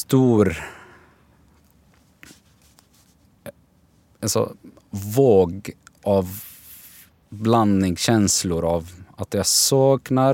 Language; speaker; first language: Swedish; non-native, learner; Arabic